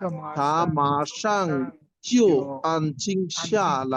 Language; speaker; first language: Chinese; non-native, learner; Bangla